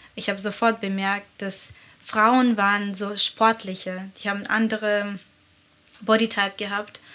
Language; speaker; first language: German; non-native, fluent; Latvian